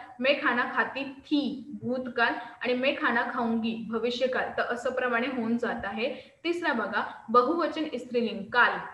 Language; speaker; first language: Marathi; non-native, local second language; Hindi